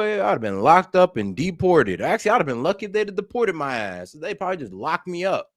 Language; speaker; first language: English; native; English